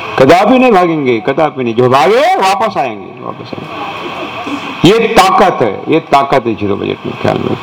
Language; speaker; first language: Hindi; non-native, local second language; Marathi